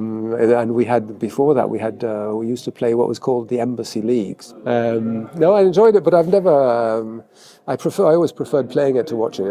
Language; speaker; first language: English; native; English